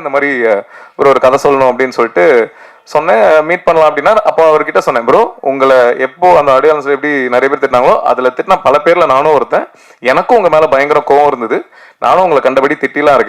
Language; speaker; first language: Tamil; native; Tamil